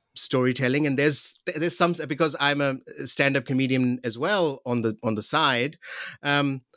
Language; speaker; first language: English; non-native, local second language; Urdu